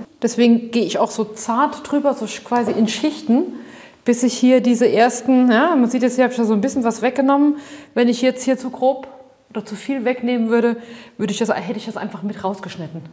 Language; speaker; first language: German; native; German